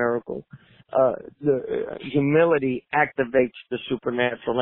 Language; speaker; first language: English; native; English